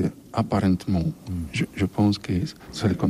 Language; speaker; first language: French; non-native, learner; Polish